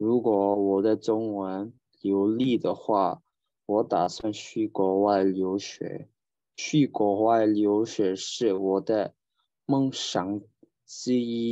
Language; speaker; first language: Chinese; non-native, learner; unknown